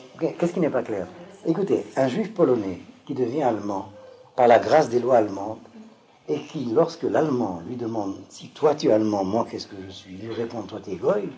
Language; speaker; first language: French; native; French